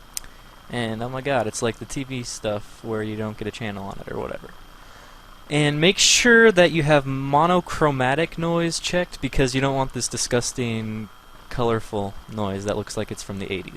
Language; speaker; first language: English; native; English